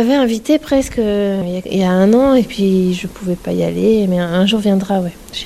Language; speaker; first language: French; native; French